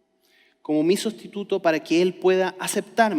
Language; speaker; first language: Spanish; native; Spanish